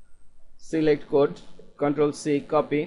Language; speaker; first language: English; non-native, local second language; Bangla